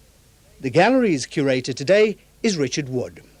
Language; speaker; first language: English; native; English